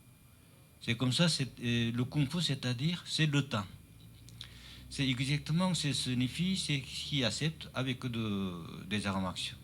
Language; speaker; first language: French; non-native, learner; Chinese